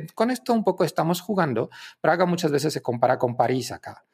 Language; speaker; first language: Spanish; non-native, fluent; Czech